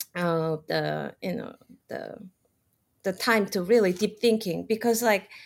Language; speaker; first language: English; non-native, fluent; Korean